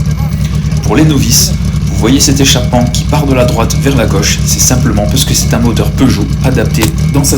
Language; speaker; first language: French; native; French